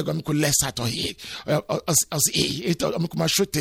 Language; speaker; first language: Hungarian; non-native, learner; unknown